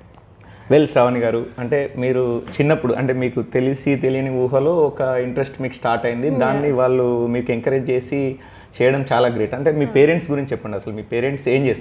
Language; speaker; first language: Telugu; native; Telugu